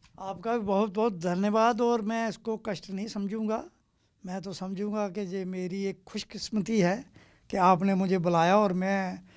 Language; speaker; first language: Hindi; non-native, local second language; Dogri